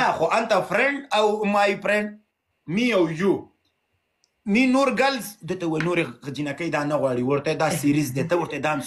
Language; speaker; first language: English; non-native, learner; Pashto